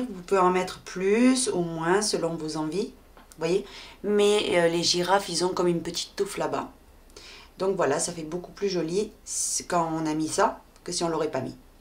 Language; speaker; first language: French; native; French